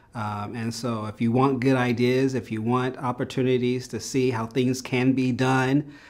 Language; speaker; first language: English; native; English